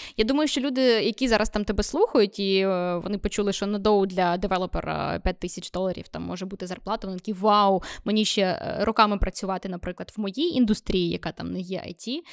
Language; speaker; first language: Ukrainian; native; Ukrainian